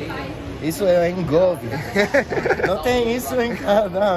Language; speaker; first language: Portuguese; non-native, learner; English